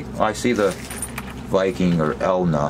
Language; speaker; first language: English; native; English